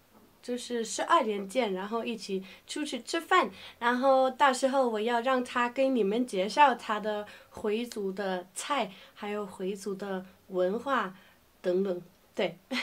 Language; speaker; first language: Chinese; non-native, fluent; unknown